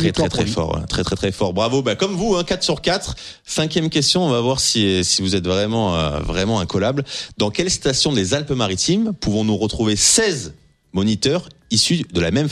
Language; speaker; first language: French; native; French